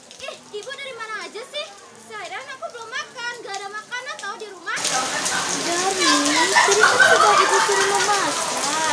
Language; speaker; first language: Indonesian; non-native, local second language; Balinese